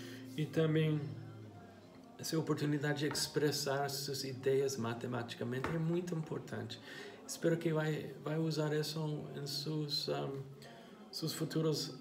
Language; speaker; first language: Portuguese; non-native, fluent; English